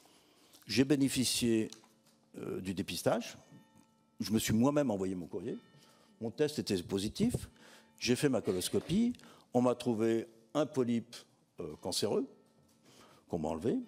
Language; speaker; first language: French; native; French